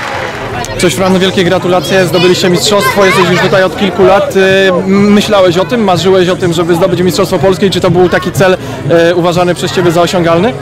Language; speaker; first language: Polish; native; Polish